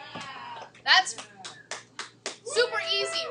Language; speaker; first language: English; native; English